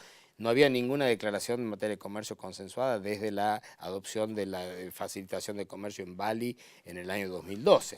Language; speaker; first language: Spanish; native; Spanish